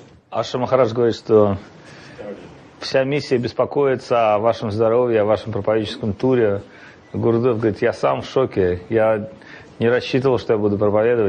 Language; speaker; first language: Russian; native; Russian